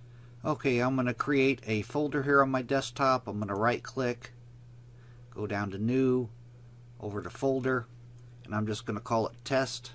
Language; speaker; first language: English; native; English